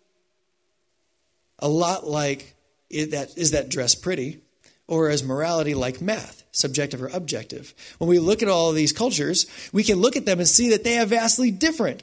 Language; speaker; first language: English; native; English